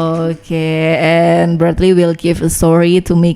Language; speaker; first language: English; non-native, learner; Indonesian